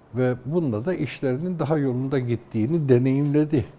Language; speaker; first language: Turkish; native; Turkish